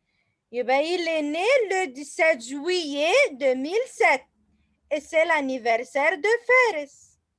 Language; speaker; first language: French; non-native, fluent; Arabic